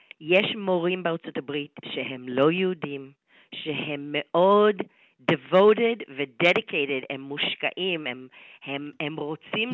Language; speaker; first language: Hebrew; non-native, fluent; English